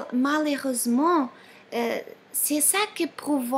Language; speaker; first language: French; non-native, fluent; Portuguese